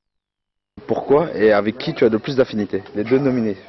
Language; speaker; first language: French; native; French